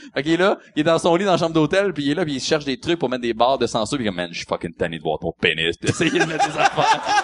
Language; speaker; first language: French; native; French